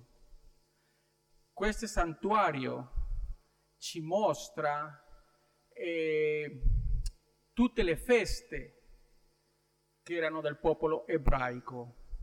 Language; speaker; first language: Italian; non-native, learner; Spanish